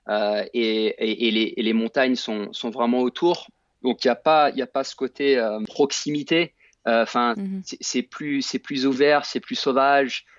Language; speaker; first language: French; native; French